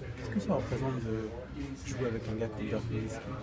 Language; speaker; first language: French; native; French